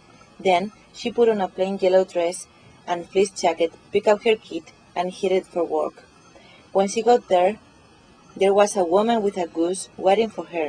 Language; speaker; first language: English; non-native, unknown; Spanish